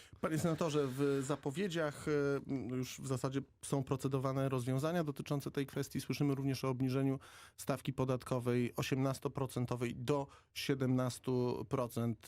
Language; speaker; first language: Polish; native; Polish